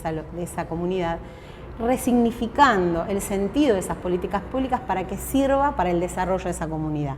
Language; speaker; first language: Spanish; native; Spanish